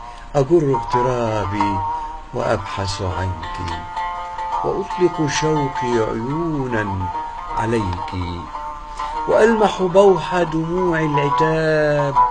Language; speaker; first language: Arabic; native; Arabic